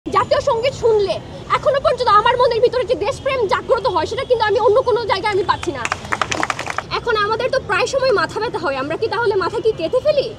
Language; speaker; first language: Bangla; non-native, local second language; Chakma